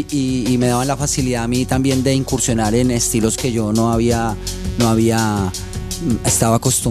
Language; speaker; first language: Spanish; native; Spanish